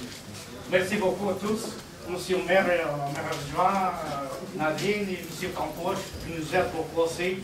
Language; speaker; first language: French; non-native, learner; Portuguese